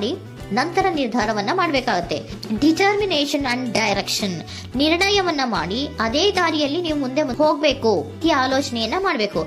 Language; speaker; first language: Kannada; native; Kannada